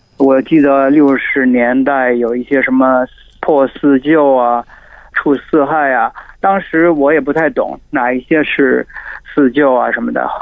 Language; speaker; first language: Chinese; non-native, fluent; Filipino